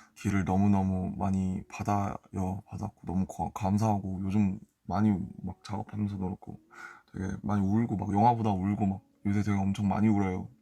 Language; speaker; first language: Korean; native; Korean